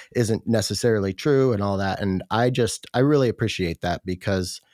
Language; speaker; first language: English; native; English